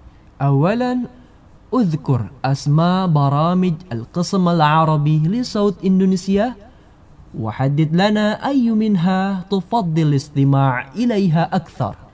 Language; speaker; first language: Arabic; non-native, fluent; Indonesian